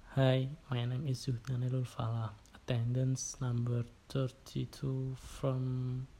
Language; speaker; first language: English; non-native, learner; Indonesian